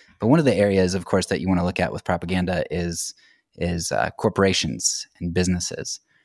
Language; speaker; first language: English; native; English